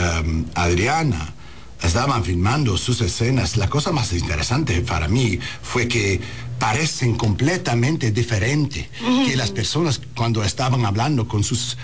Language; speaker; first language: Spanish; non-native, learner; English